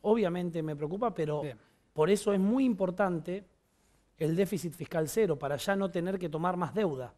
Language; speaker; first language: Spanish; native; Spanish